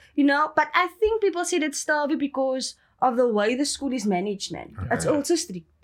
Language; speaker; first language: English; native; English